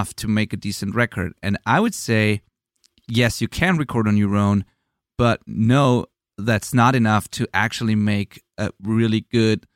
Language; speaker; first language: English; non-native, fluent; German